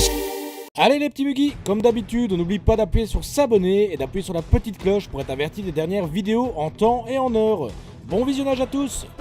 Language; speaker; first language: French; native; French